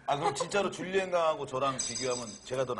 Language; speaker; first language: Korean; native; Korean